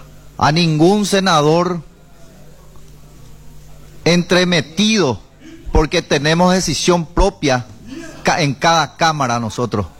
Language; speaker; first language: Spanish; native; Spanish